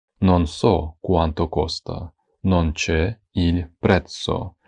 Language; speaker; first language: Italian; non-native, fluent; Ukrainian